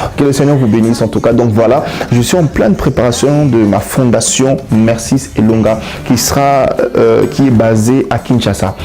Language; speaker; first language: French; non-native, local second language; Lingala